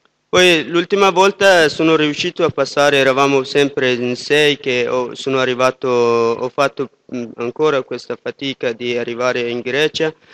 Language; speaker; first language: Italian; non-native, fluent; Persian